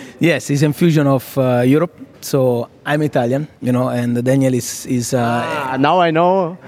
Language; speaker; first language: English; non-native, fluent; Italian